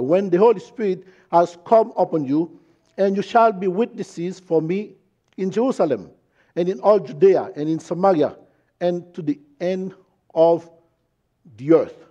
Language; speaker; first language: English; non-native, fluent; Haitian Creole